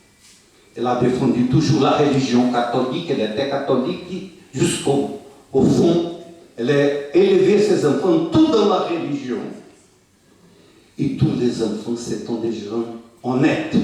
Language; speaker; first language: French; non-native, fluent; Portuguese